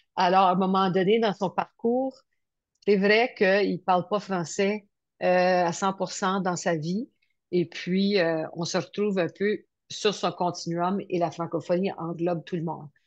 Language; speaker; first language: French; native; French